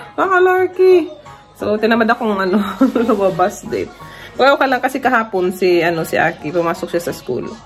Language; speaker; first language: Filipino; non-native, local second language; Cebuano